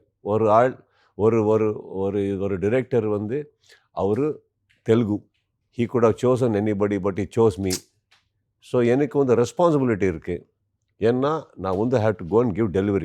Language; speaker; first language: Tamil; non-native, learner; Kannada